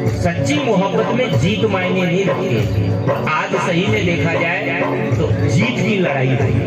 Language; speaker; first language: Hindi; native; Hindi